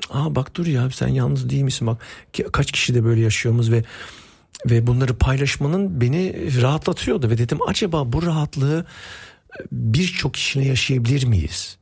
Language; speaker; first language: Turkish; early bilingual, heritage; Turkish